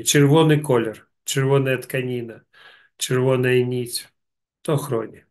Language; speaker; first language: Polish; non-native, learner; Russian